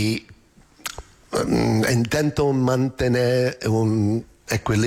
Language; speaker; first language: Spanish; non-native, learner; English